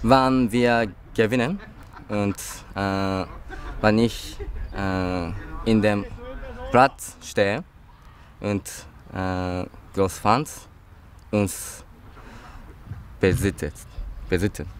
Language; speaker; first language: German; non-native, learner; Japanese